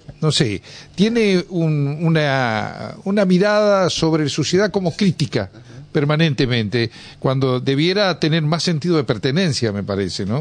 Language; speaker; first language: Spanish; native; Spanish